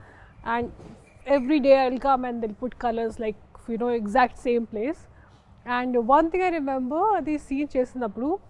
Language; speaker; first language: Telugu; non-native, local second language; Hindi